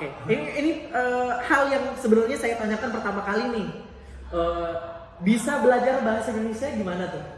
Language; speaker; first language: Indonesian; native; Indonesian